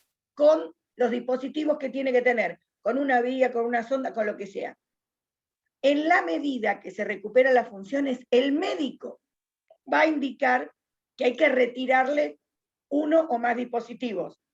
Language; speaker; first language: Spanish; native; Spanish